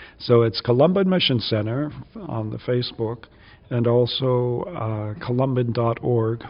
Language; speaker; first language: English; native; English